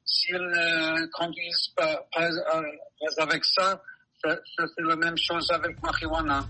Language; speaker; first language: French; non-native, learner; English